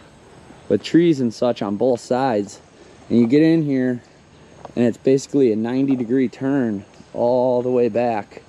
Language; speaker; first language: English; native; English